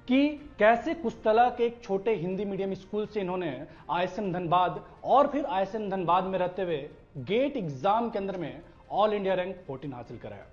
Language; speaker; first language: Hindi; native; Hindi